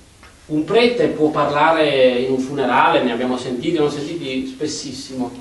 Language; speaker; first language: Italian; native; Italian